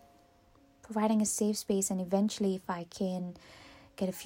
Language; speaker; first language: English; non-native, fluent; Morisyen